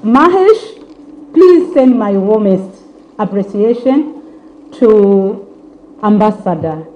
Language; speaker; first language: English; non-native, local second language; Swahili